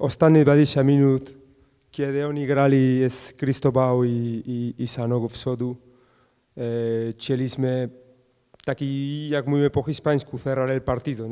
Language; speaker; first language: Polish; non-native, fluent; Spanish